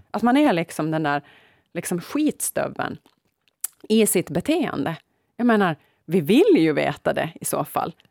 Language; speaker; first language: Swedish; native; Swedish